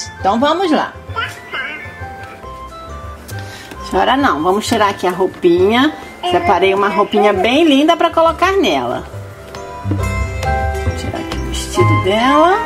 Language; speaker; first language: Portuguese; native; Portuguese